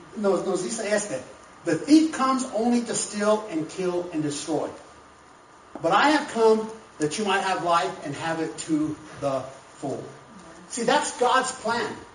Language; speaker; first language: English; native; English